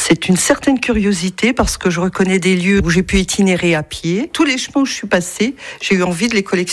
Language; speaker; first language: French; native; French